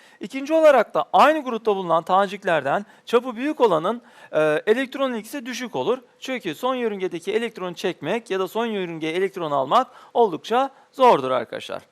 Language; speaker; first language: Turkish; native; Turkish